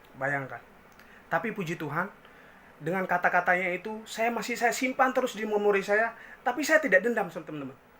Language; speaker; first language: Indonesian; native; Indonesian